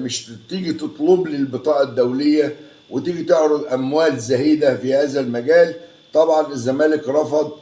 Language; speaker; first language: Arabic; native; Arabic